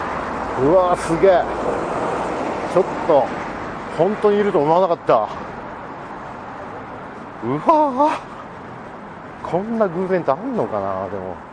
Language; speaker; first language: Japanese; native; Japanese